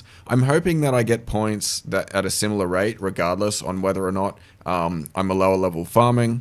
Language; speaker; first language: English; native; English